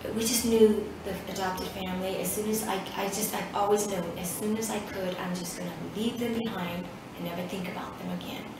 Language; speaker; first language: English; early bilingual, other home language; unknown